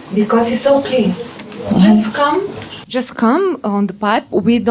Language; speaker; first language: English; non-native, learner; Slovenian